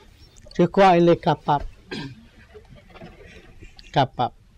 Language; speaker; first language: French; non-native, learner; Vietnamese